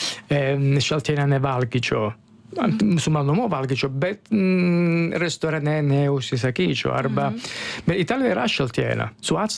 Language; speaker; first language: Lithuanian; non-native, fluent; Italian